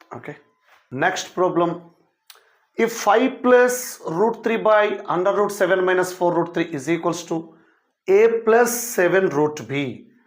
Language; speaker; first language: English; non-native, local second language; Telugu